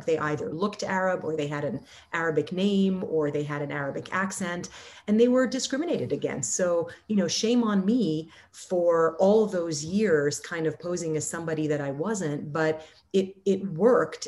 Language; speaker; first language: English; non-native, fluent; Arabic